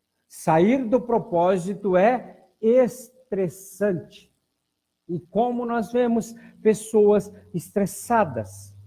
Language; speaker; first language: Portuguese; native; Portuguese